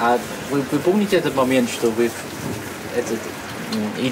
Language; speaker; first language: Russian; non-native, learner; Dutch